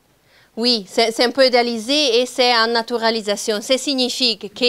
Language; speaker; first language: French; non-native, fluent; Italian